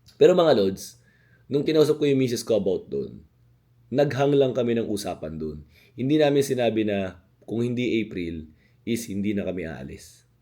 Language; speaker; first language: Filipino; native; Filipino